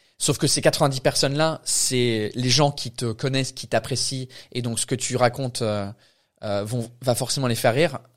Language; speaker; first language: French; non-native, fluent; English